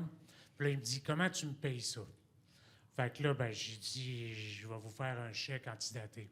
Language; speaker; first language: French; native; French